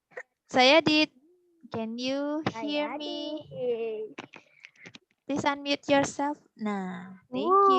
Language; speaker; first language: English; non-native, fluent; Indonesian